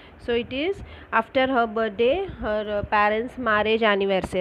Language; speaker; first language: English; non-native, local second language; Marathi